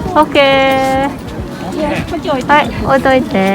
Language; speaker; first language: Japanese; non-native, fluent; Thai